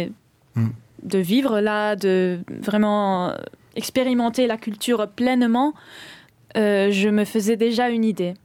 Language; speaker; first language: French; early bilingual, other home language; Spanish